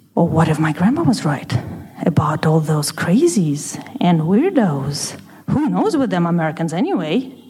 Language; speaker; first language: English; non-native, fluent; Russian